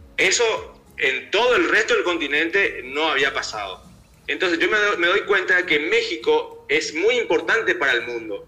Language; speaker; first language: Spanish; native; Spanish